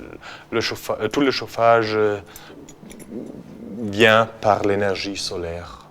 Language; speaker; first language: French; non-native, learner; German